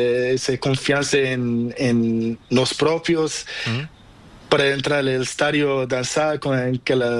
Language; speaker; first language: Spanish; non-native, learner; Portuguese